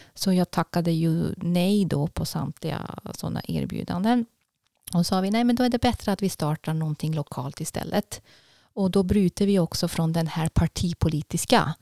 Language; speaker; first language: Swedish; non-native, fluent; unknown